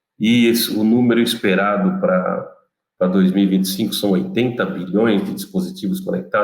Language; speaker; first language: Portuguese; native; Portuguese